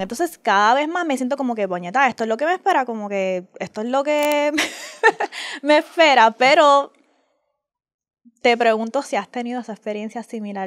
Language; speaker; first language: Spanish; early bilingual, heritage; Spanish